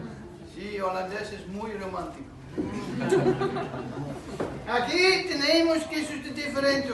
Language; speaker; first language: Spanish; non-native, learner; Dutch